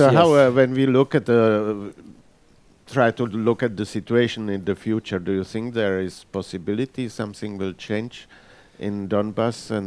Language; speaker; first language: English; non-native, fluent; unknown